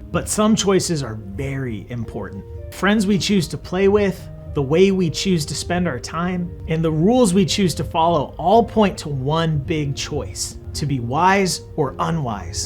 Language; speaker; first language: English; native; English